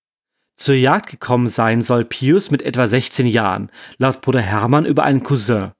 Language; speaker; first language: German; native; German